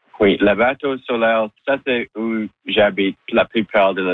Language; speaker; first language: French; non-native, local second language; English